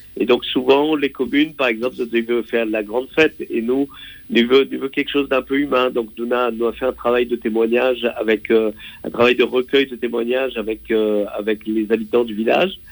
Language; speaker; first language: French; non-native, local second language; Réunion Creole French